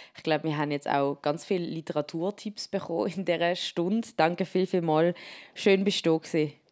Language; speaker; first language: German; native; German